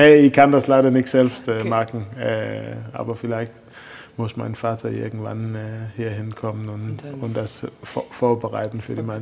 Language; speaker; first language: German; non-native, fluent; Danish